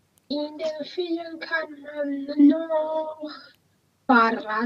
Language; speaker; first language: German; non-native, learner; Romanian